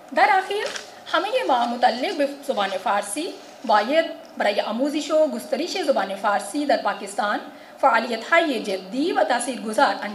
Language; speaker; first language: Persian; non-native, fluent; Urdu